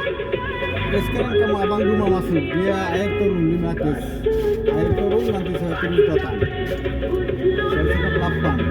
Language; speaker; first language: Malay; non-native, learner; Bangla